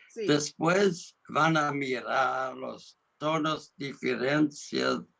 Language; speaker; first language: Spanish; non-native, learner; English